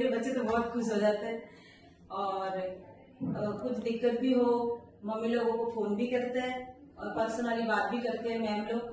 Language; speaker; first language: Hindi; non-native, local second language; Bangla